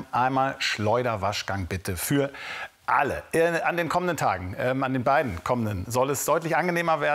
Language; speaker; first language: German; native; German